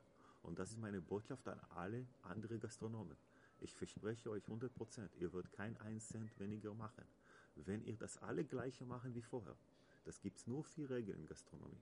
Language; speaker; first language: German; non-native, learner; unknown